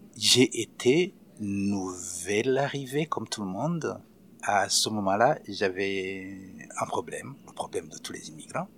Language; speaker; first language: French; non-native, local second language; Rundi